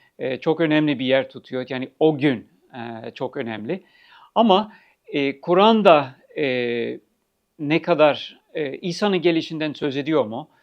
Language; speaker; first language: Turkish; non-native, fluent; English